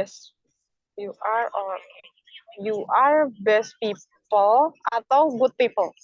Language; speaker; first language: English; non-native, learner; Indonesian